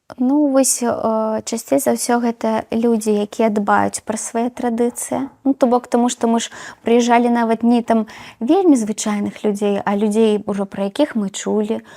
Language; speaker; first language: Belarusian; non-native, local second language; Russian